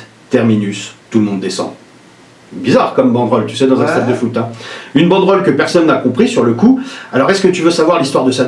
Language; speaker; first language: French; native; French